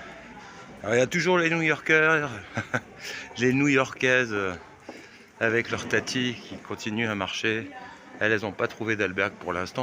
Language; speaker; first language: French; native; French